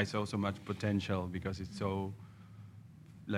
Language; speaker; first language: English; non-native, fluent; Spanish